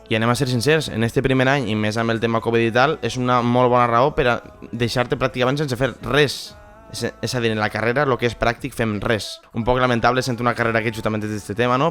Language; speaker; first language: Catalan; native; Catalan